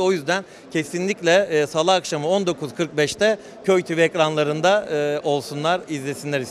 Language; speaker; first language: Turkish; native; Turkish